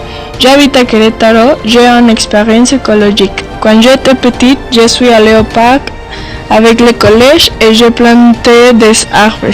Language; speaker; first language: French; non-native, learner; Spanish